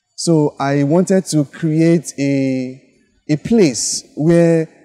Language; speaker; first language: English; non-native, local second language; Yoruba